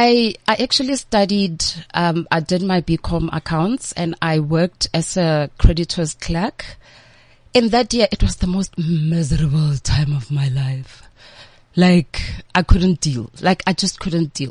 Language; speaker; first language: English; non-native, local second language; Northern Sotho